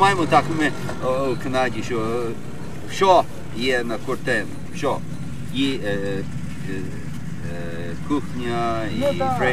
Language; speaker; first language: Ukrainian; early bilingual, heritage; Ukrainian